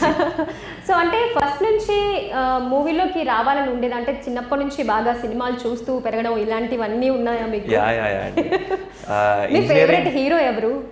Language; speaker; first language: Telugu; native; Telugu